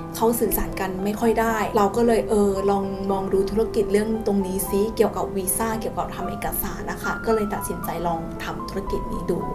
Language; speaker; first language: Thai; non-native, fluent; Korean